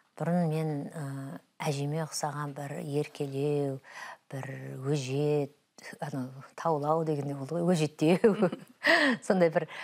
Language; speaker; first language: Kazakh; native; Kazakh